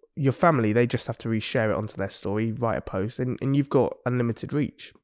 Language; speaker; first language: English; native; English